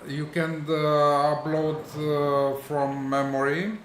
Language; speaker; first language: English; non-native, learner; Romanian